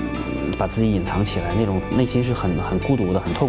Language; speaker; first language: Chinese; native; Chinese